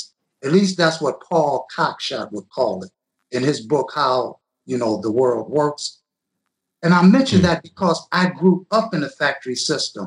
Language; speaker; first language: English; native; English